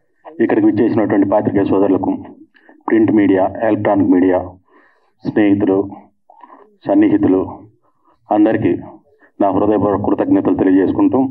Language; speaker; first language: Telugu; native; Telugu